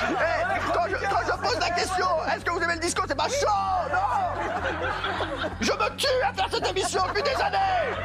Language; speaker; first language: French; native; French